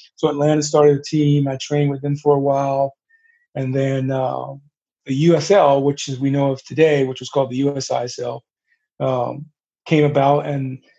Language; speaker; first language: English; native; English